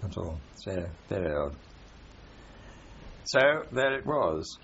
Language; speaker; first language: English; native; English